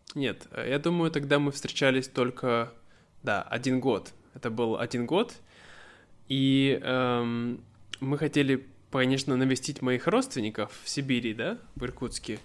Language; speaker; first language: Russian; native; Russian